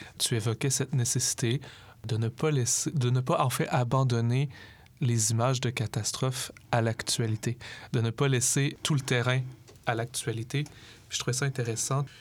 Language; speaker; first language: French; native; French